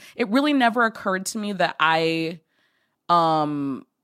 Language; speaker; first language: English; native; English